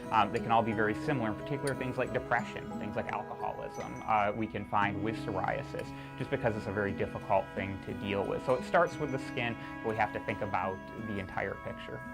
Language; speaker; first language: English; native; English